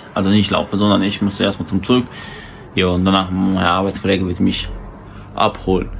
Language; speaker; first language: German; early bilingual, other home language; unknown